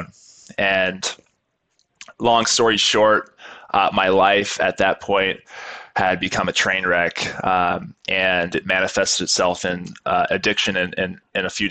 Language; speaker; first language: English; native; English